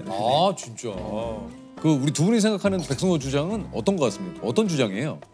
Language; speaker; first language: Korean; native; Korean